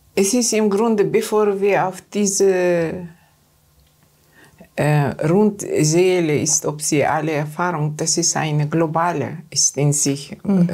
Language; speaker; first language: German; non-native, learner; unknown